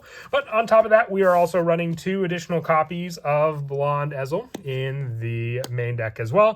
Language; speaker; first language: English; native; English